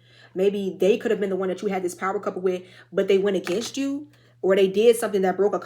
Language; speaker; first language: English; native; English